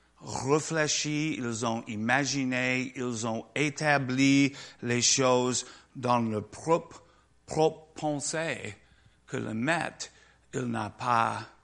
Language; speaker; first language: French; non-native, learner; English